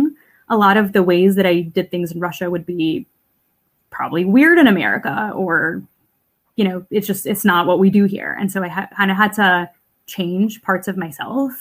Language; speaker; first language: English; early bilingual, other home language; Russian